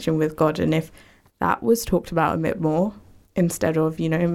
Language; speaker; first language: English; native; English